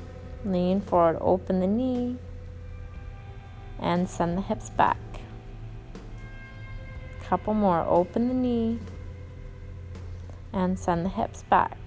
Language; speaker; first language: English; native; English